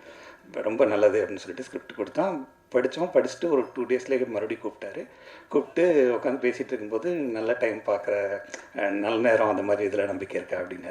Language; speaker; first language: Tamil; native; Tamil